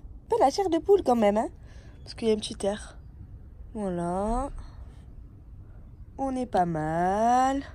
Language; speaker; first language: French; native; French